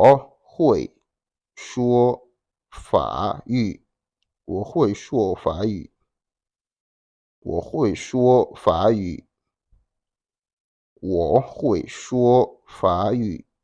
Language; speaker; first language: Chinese; non-native, fluent; Wolof